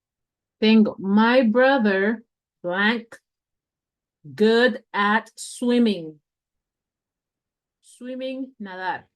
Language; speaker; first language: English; non-native, fluent; Spanish